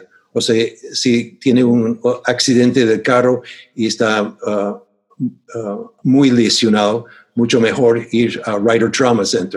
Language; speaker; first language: Spanish; non-native, fluent; English